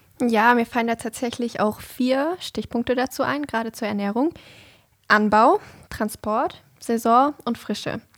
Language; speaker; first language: German; native; German